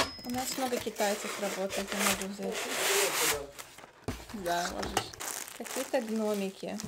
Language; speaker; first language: Russian; native; Russian